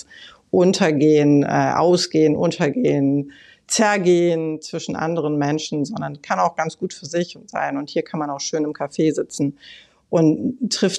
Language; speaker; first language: German; native; German